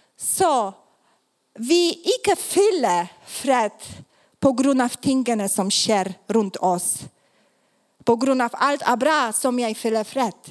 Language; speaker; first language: Swedish; non-native, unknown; Polish